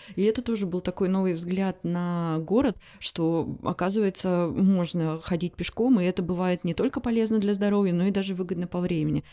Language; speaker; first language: Russian; native; Russian